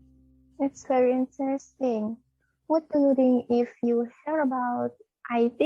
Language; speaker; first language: English; non-native, learner; Indonesian